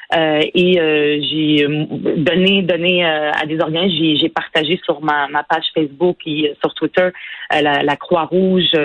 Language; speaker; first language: French; non-native, local second language; Arabic